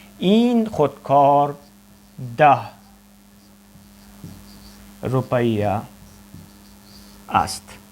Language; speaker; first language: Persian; non-native, fluent; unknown